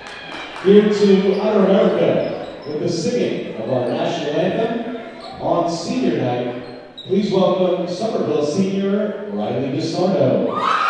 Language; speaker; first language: English; native; English